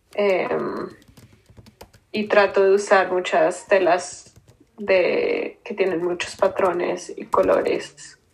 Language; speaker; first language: Spanish; native; Spanish